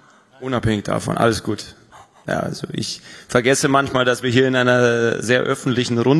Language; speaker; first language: German; native; German